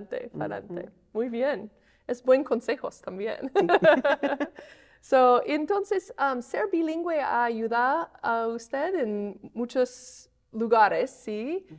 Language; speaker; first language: Spanish; non-native, fluent; English